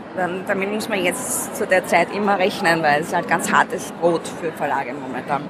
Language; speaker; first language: German; native; German